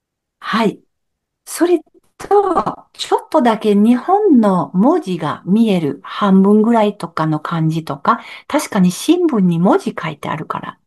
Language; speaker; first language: Japanese; non-native, learner; French